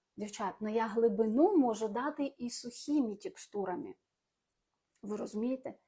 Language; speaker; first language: Ukrainian; non-native, local second language; Russian